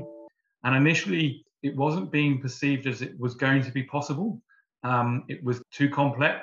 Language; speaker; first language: English; native; English